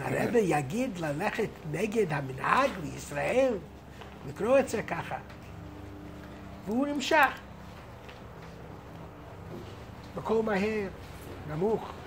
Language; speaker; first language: Hebrew; non-native, fluent; English